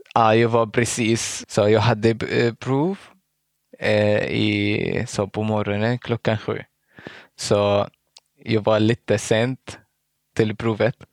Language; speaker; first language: Swedish; non-native, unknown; Arabic